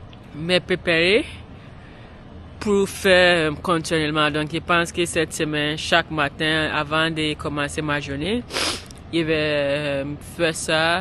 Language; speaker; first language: French; non-native, learner; English